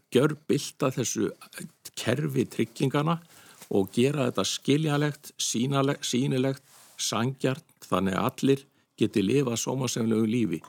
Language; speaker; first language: Icelandic; native; Icelandic